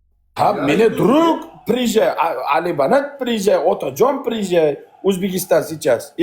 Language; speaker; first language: Russian; non-native, learner; Uzbek